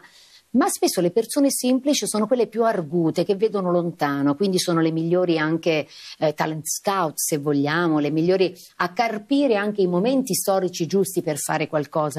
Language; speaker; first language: Italian; native; Italian